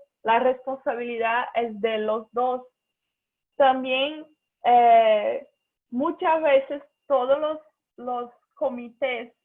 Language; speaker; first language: Spanish; non-native, fluent; Portuguese